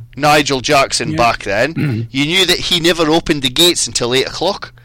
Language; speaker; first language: English; native; English